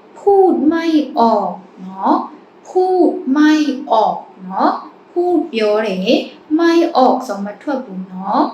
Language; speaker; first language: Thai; non-native, fluent; Burmese